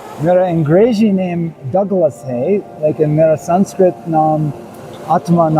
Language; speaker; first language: Hindi; non-native, learner; English